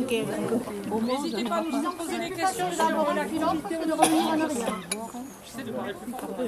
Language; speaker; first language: French; native; French